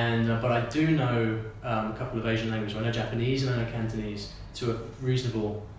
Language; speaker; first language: English; native; English